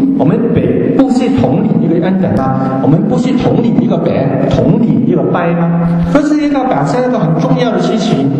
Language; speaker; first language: Chinese; non-native, local second language; Cantonese